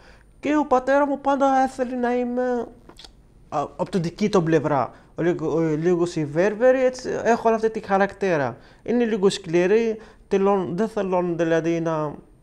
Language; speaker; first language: Greek; non-native, learner; Arabic